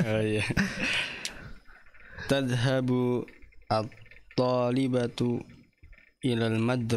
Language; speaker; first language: Arabic; non-native, learner; Indonesian